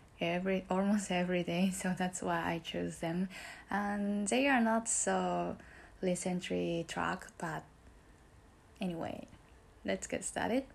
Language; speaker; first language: English; non-native, learner; Japanese